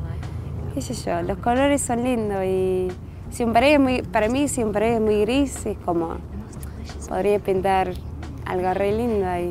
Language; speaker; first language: Spanish; non-native, fluent; English